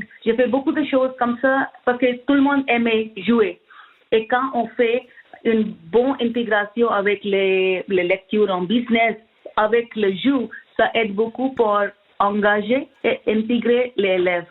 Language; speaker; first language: French; non-native, learner; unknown